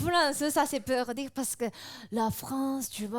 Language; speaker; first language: French; non-native, fluent; Japanese